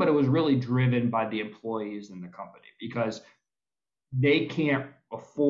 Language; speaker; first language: English; native; English